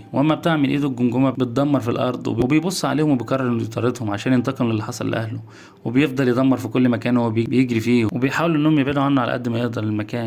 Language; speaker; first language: Arabic; native; Arabic